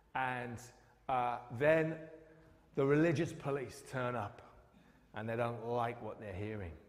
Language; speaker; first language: English; native; English